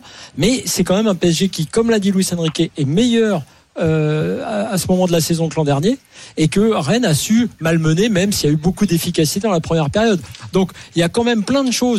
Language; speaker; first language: French; native; French